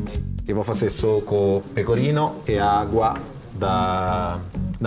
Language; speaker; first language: Portuguese; non-native, fluent; Italian